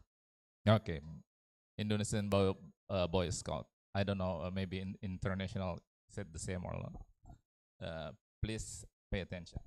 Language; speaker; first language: English; non-native, learner; Indonesian